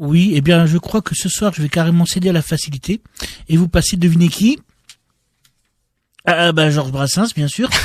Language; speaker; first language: French; native; French